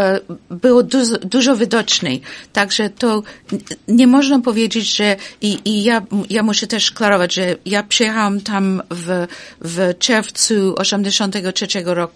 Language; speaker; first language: Polish; non-native, fluent; English